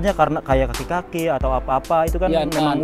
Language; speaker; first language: Indonesian; native; Indonesian